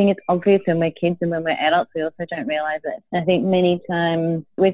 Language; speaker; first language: English; native; English